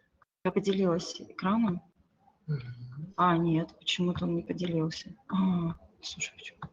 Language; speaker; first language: Russian; native; Russian